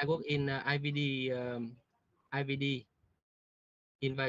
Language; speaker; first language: English; non-native, learner; Vietnamese